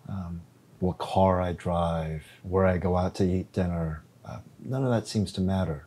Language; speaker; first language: English; non-native, fluent; Korean